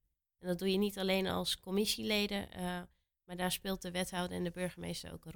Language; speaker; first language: Dutch; native; Dutch